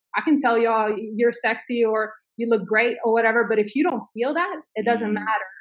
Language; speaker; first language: English; early bilingual, other home language; Swedish